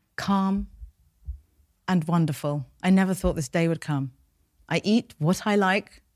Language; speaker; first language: English; non-native, local second language; Persian